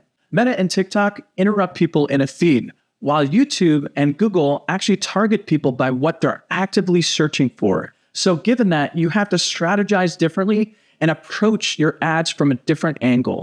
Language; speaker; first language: English; native; English